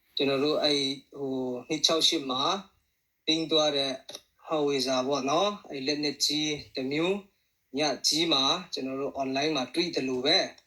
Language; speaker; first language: Burmese; non-native, local second language; Hakha Chin